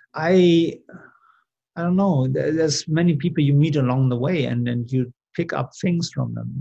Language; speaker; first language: English; non-native, fluent; German